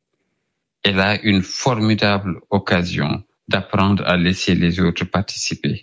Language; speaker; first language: French; non-native, local second language; Wolof